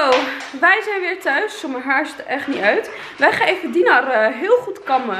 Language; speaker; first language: Dutch; native; Dutch